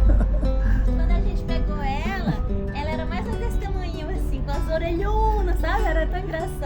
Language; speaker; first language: Portuguese; native; Portuguese